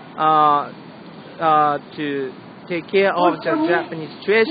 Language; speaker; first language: English; non-native, learner; Japanese